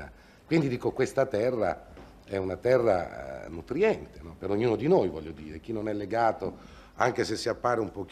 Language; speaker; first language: Italian; native; Italian